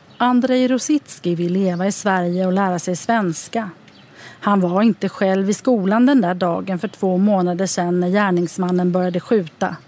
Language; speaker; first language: Swedish; native; Swedish